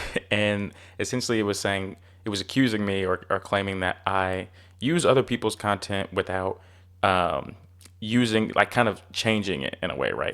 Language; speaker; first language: English; native; English